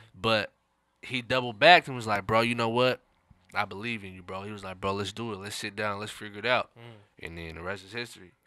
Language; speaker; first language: English; native; English